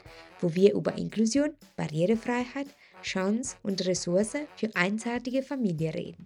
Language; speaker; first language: German; non-native, fluent; Italian